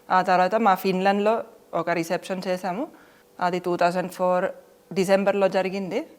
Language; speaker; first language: Telugu; non-native, fluent; Finnish